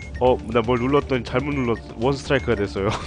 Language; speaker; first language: Korean; native; Korean